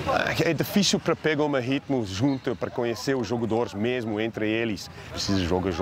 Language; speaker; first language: Portuguese; non-native, learner; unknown